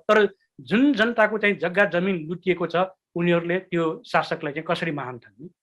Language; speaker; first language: Nepali; non-native, local second language; Newari